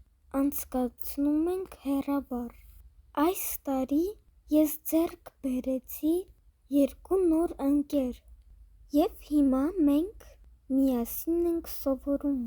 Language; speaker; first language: Armenian; early bilingual, heritage; Armenian